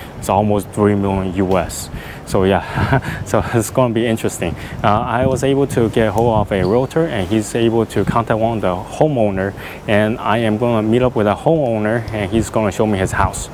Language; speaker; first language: English; non-native, fluent; Chinese